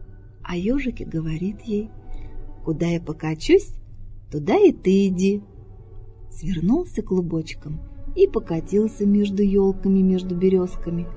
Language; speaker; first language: Russian; native; Russian